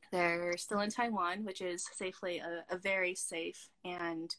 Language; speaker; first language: English; native; English